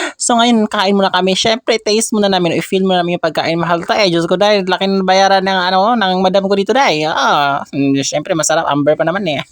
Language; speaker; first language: Filipino; non-native, local second language; Cebuano